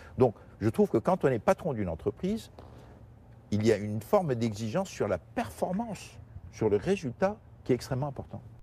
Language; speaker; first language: French; non-native, local second language; Portuguese